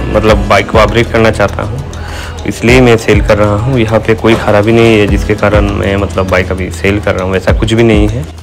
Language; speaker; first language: Hindi; non-native, local second language; Bangla